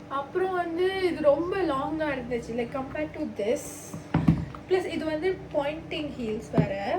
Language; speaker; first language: Tamil; early bilingual, heritage; Tamil